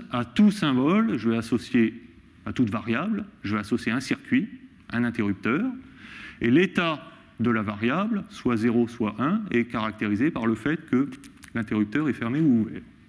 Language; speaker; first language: French; native; French